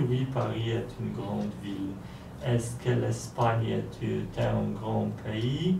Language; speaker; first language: French; non-native, learner; Polish